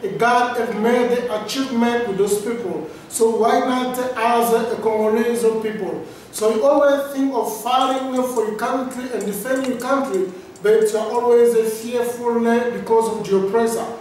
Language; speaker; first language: English; non-native, fluent; Lingala